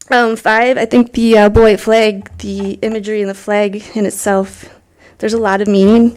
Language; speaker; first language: English; native; English